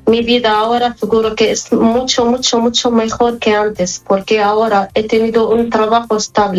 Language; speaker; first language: Spanish; non-native, learner; Arabic